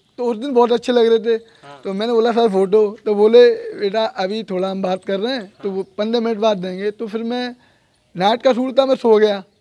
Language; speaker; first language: Hindi; native; Hindi